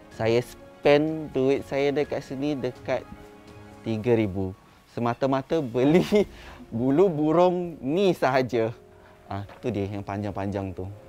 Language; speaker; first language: Malay; non-native, local second language; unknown